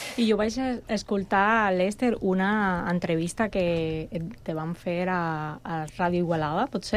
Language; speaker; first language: Catalan; non-native, fluent; Spanish